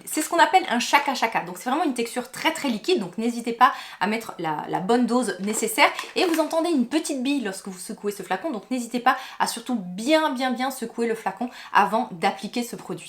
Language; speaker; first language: French; native; French